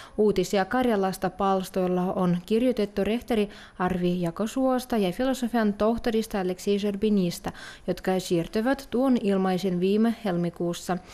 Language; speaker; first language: Finnish; non-native, fluent; Russian